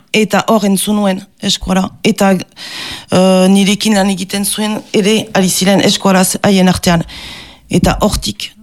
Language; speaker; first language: Basque; non-native, local second language; French